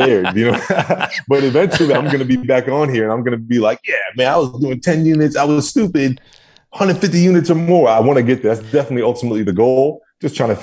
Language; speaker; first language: English; native; English